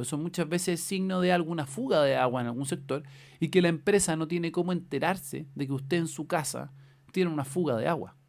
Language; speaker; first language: Spanish; native; Spanish